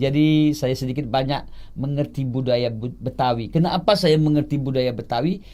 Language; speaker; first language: Indonesian; non-native, local second language; Achinese